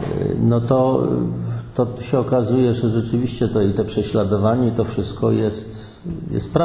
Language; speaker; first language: Polish; native; Polish